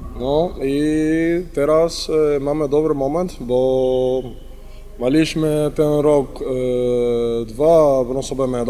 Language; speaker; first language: Polish; non-native, learner; Spanish